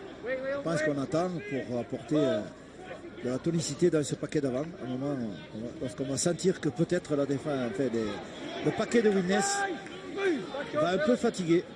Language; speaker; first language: French; native; French